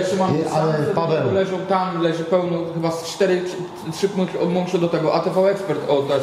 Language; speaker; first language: Polish; native; Polish